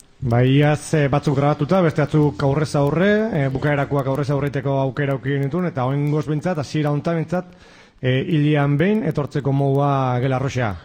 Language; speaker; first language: Basque; native; Basque